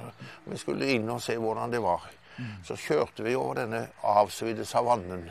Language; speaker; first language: Norwegian; native; Norwegian